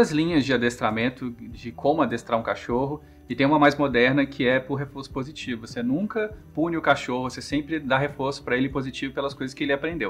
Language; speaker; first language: Portuguese; native; Portuguese